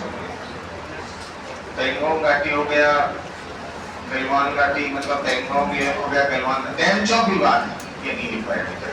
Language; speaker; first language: Hindi; native; Hindi